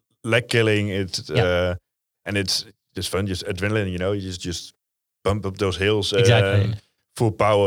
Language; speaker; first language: English; non-native, fluent; Dutch